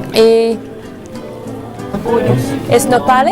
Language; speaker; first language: Spanish; non-native, learner; English